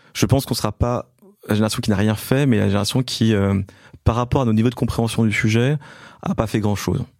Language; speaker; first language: French; native; French